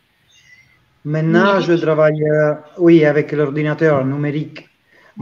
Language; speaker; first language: French; non-native, learner; Italian